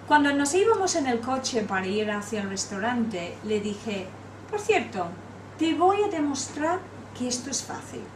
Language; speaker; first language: Spanish; non-native, fluent; English